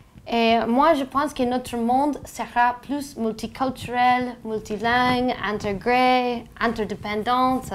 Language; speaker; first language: French; non-native, learner; English